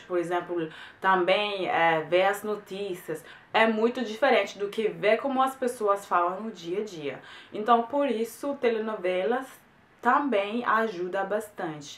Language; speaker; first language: Portuguese; non-native, fluent; German